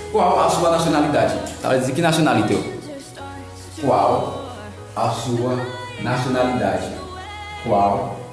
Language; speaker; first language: Portuguese; non-native, learner; Haitian Creole